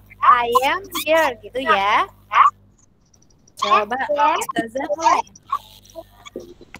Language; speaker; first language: Indonesian; native; Indonesian